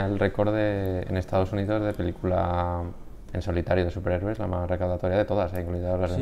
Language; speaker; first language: Spanish; native; Spanish